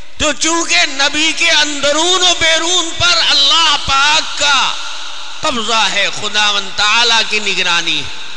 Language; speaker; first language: Urdu; native; Urdu